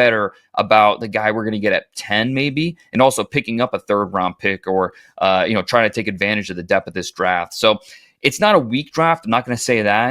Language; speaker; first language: English; native; English